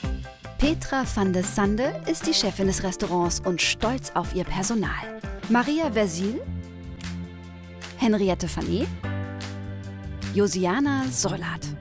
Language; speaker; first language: German; native; German